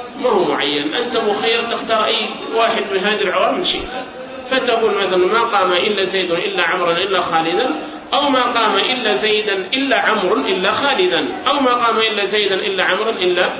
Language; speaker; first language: Arabic; native; Arabic